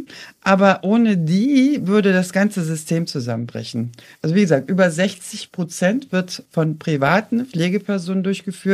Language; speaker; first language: German; native; German